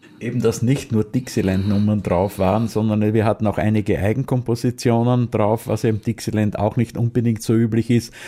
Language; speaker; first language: German; native; German